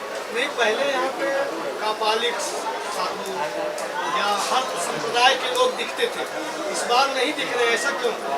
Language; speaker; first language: Hindi; native; Hindi